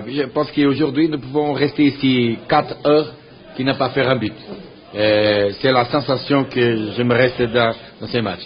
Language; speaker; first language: French; non-native, learner; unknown